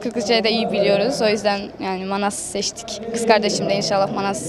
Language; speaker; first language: Turkish; early bilingual, heritage; Turkish